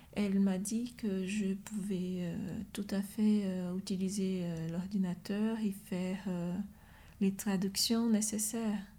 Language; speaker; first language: French; non-native, fluent; Portuguese